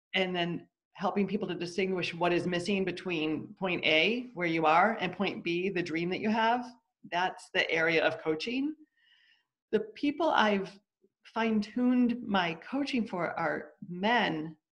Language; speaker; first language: English; native; English